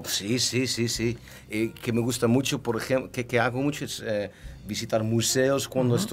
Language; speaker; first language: Spanish; non-native, learner; Dutch